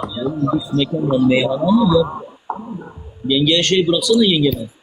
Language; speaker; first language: Turkish; native; Turkish